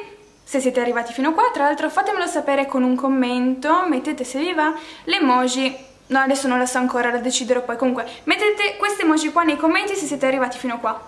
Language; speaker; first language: Italian; native; Italian